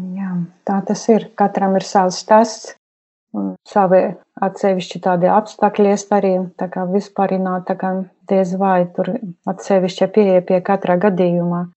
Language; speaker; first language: Latvian; non-native, local second language; Russian